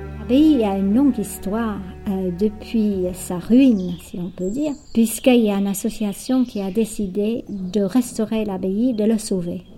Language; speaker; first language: French; non-native, fluent; English